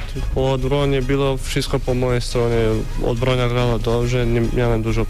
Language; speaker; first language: Polish; non-native, fluent; Bosnian